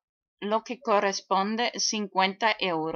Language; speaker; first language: Spanish; non-native, fluent; German